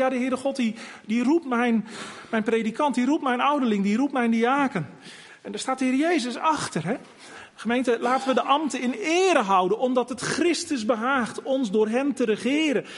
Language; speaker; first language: Dutch; native; Dutch